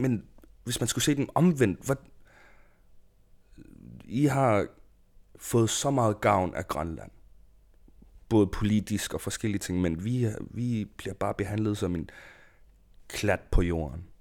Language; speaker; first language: Danish; non-native, local second language; Kalaallisut